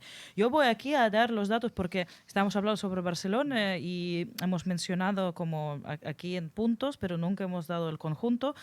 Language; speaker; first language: Spanish; non-native, fluent; Russian